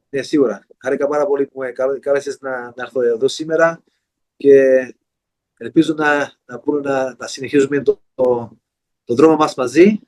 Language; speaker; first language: Greek; early bilingual, heritage; Greek